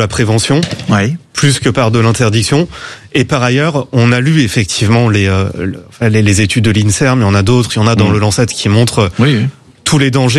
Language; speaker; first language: French; native; French